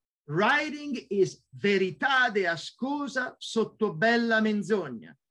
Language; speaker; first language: Italian; native; Italian